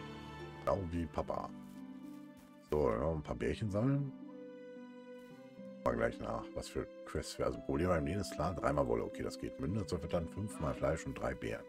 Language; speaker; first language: German; native; German